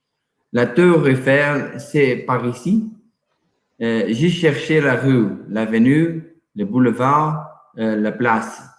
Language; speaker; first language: French; non-native, learner; Portuguese